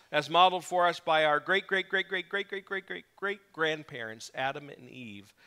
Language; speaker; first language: English; native; English